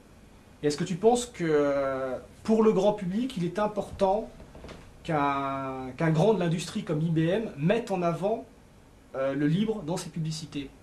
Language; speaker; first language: French; native; French